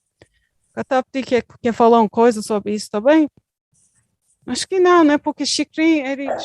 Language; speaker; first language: Portuguese; non-native, learner; Turkish